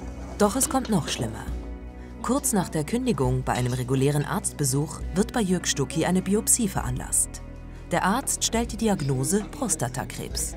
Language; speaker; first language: German; native; German